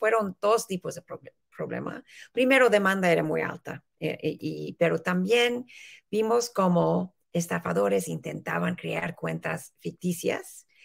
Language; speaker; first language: Spanish; early bilingual, heritage; Spanish